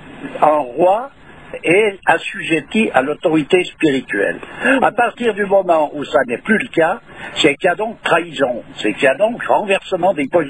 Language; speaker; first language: French; native; French